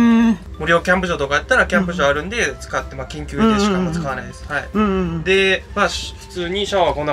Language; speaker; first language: Japanese; native; Japanese